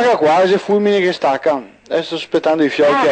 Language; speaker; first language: Italian; native; Italian